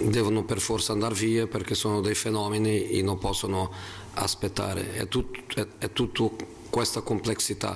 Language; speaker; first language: Italian; non-native, fluent; Portuguese